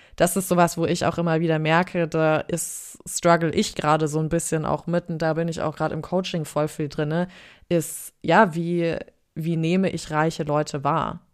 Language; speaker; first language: German; native; German